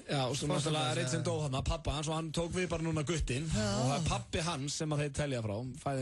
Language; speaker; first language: Icelandic; native; Icelandic